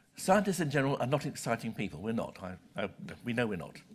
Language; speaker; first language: English; native; English